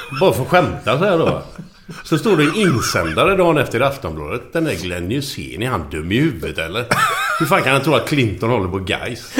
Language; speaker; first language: Swedish; native; Swedish